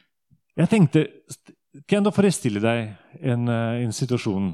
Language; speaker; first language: Norwegian; non-native, fluent; Russian